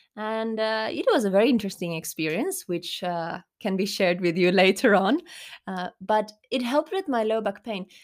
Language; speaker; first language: English; non-native, fluent; Finnish